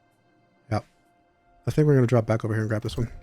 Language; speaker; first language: English; native; English